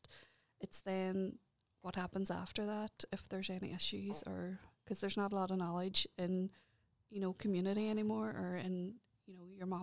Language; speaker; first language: English; native; English